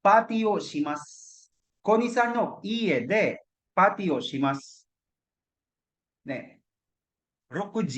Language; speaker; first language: Japanese; non-native, fluent; Cebuano